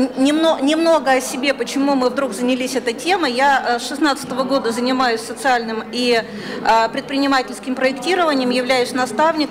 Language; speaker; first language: Russian; native; Russian